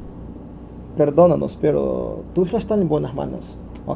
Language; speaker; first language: Spanish; non-native, fluent; Portuguese